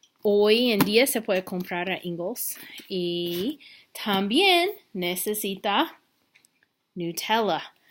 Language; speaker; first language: Spanish; non-native, fluent; English